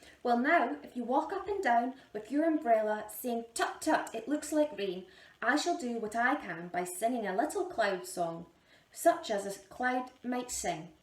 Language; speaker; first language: English; native; English